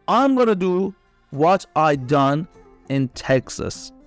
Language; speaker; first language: English; non-native, fluent; Persian